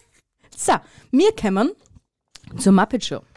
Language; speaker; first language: German; native; German